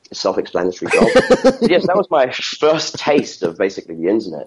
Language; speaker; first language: English; native; English